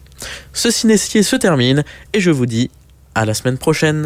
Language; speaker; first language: French; native; French